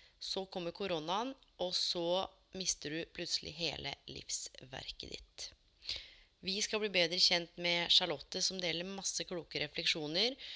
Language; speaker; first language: Norwegian; native; Norwegian